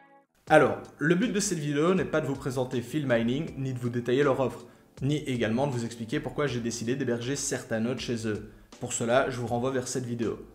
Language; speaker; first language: French; native; French